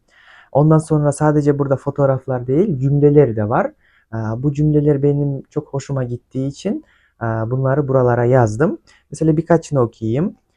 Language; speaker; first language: Turkish; non-native, fluent; Kyrgyz